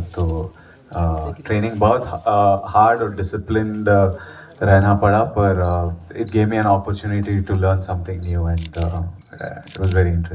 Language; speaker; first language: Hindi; non-native, local second language; Telugu